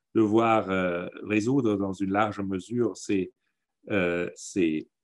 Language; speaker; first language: French; non-native, fluent; German